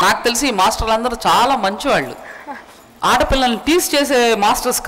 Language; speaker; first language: Telugu; native; Telugu